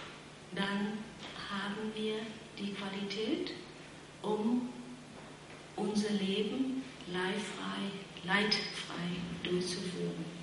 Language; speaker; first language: German; non-native, fluent; Vietnamese